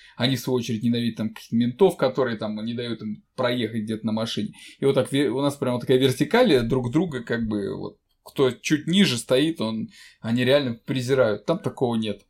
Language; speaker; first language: Russian; native; Russian